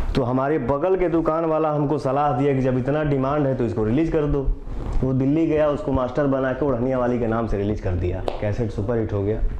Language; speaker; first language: Hindi; non-native, local second language; Bhojpuri